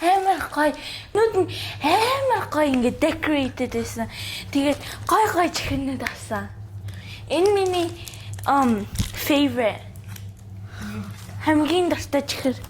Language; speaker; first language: Mongolian; early bilingual, heritage; Mongolian